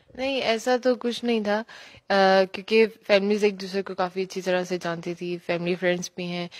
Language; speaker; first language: Urdu; native; Urdu